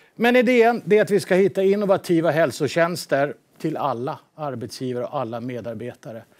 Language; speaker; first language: Swedish; native; Swedish